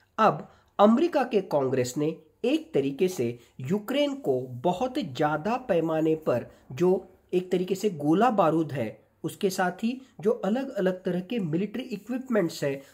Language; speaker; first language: Hindi; non-native, local second language; Marathi